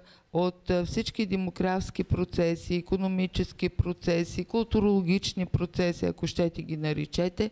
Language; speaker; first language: Bulgarian; native; Bulgarian